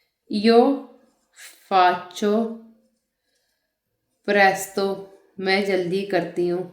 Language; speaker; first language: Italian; non-native, fluent; Urdu